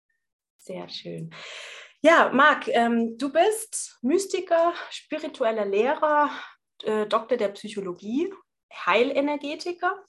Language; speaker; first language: German; native; German